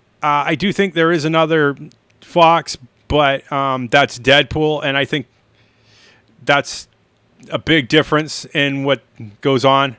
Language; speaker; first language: English; native; English